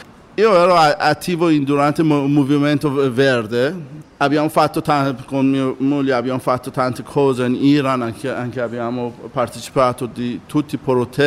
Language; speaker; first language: Italian; non-native, learner; Persian